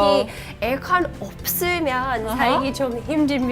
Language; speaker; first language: Korean; non-native, fluent; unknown